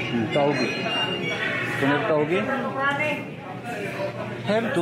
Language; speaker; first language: English; non-native, learner; Korean